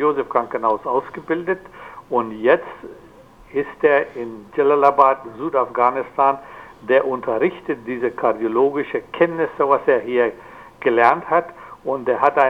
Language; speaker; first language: German; non-native, fluent; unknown